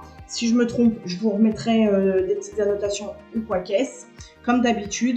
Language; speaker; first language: French; native; French